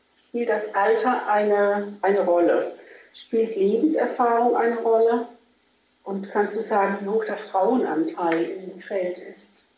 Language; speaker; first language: German; native; German